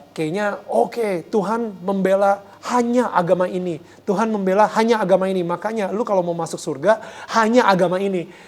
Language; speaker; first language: Indonesian; native; Indonesian